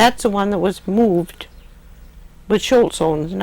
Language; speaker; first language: English; native; English